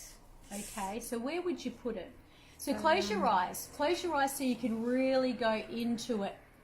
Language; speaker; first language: English; native; English